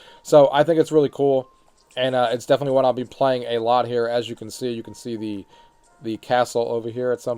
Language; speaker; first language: English; native; English